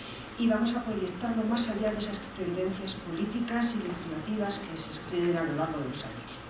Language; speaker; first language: Spanish; native; Spanish